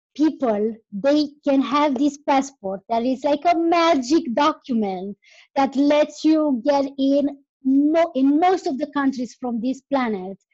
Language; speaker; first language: English; non-native, fluent; Romanian